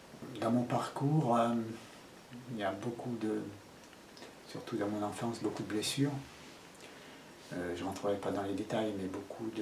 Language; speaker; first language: French; native; French